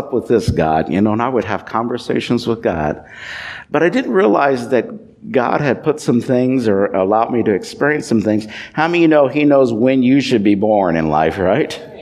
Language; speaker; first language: English; native; English